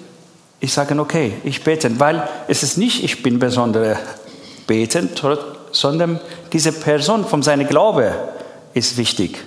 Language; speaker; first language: German; non-native, learner; Persian